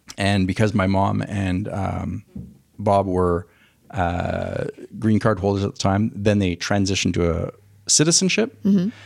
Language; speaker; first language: English; native; English